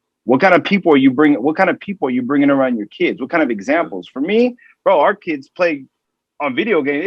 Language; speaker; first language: English; native; English